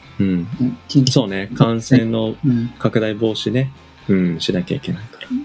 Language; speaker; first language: Japanese; native; Japanese